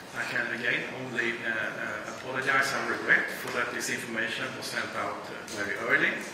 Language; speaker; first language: English; non-native, fluent; Swedish